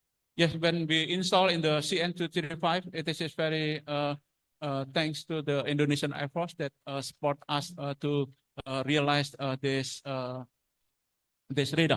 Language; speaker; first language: English; non-native, fluent; Indonesian